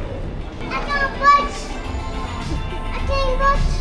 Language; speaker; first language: French; early bilingual, other home language; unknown